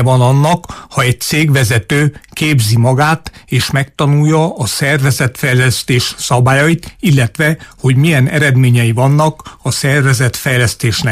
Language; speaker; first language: Hungarian; native; Hungarian